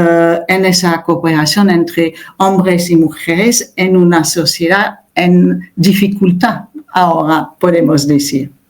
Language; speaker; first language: Spanish; non-native, fluent; French